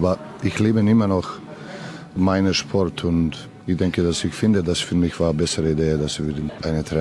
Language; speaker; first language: German; non-native, learner; Serbian